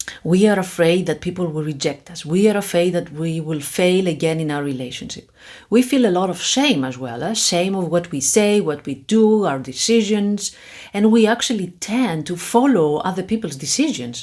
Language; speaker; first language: English; non-native, fluent; Greek